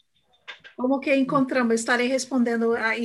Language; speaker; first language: Spanish; non-native, fluent; Portuguese